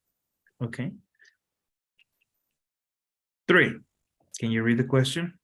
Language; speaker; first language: English; non-native, fluent; Spanish